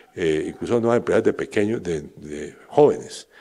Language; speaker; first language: Spanish; native; Spanish